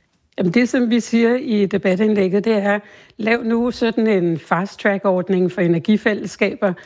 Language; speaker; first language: Danish; native; Danish